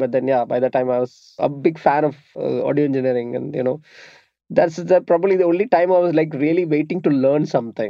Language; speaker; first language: English; non-native, local second language; Malayalam